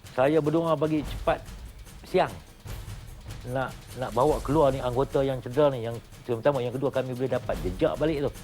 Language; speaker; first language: Malay; native; Malay